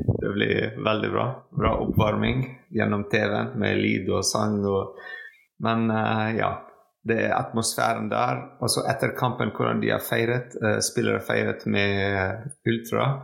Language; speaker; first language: Norwegian; non-native, fluent; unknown